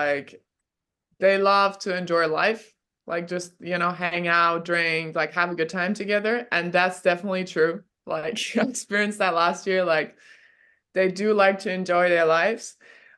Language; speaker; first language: English; non-native, fluent; German